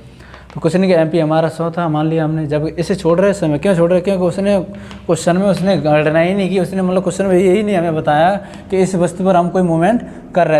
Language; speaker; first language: Hindi; native; Hindi